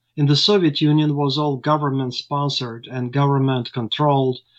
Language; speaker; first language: English; non-native, fluent; Ukrainian